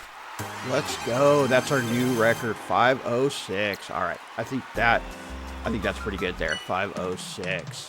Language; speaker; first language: English; native; English